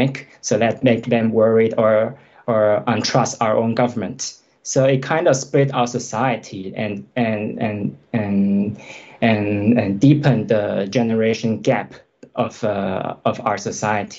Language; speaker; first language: English; non-native, fluent; Chinese